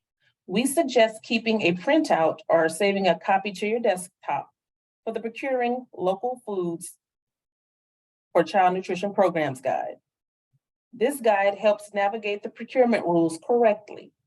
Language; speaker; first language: English; native; English